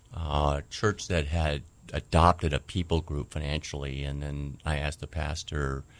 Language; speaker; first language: English; native; English